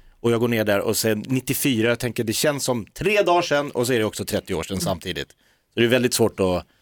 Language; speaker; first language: Swedish; native; Swedish